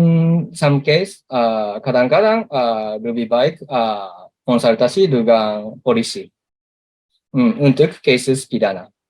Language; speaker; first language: Indonesian; non-native, learner; Japanese